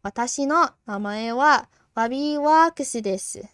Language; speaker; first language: Japanese; non-native, learner; English